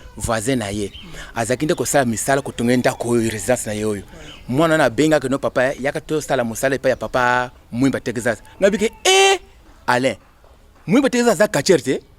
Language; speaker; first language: Lingala; non-native, local second language; Kongo